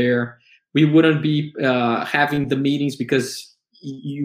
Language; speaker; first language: English; non-native, fluent; Portuguese